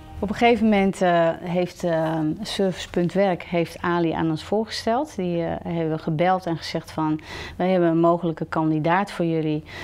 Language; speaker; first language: Dutch; native; Dutch